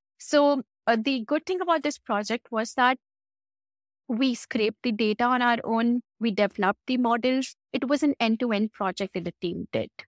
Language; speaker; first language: English; non-native, local second language; Hindi